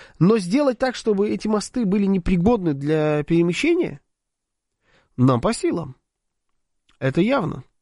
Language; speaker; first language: Russian; native; Russian